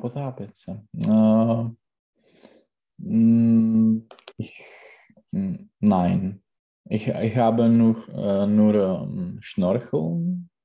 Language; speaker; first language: German; non-native, learner; Czech